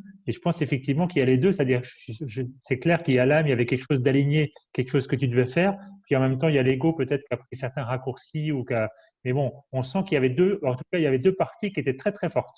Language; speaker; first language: French; native; French